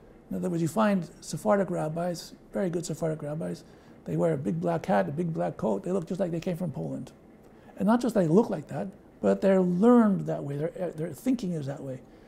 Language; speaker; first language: English; native; English